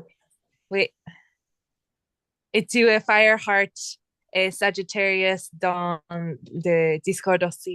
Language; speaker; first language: French; non-native, learner; English